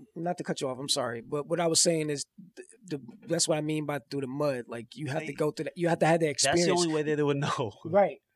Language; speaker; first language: English; native; English